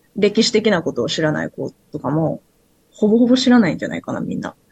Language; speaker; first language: Japanese; native; Japanese